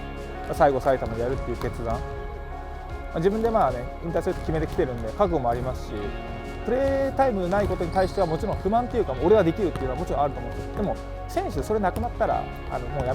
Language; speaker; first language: Japanese; native; Japanese